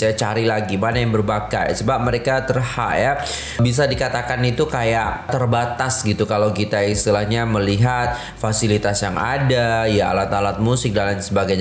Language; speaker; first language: Indonesian; native; Indonesian